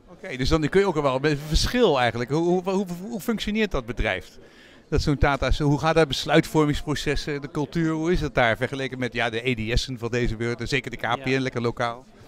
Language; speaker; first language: Dutch; native; Dutch